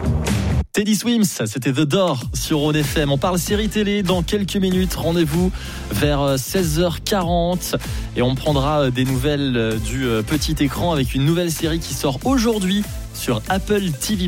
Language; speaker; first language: French; native; French